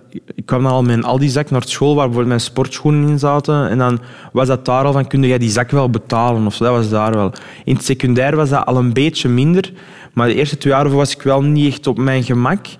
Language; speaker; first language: Dutch; early bilingual, other home language; Arabic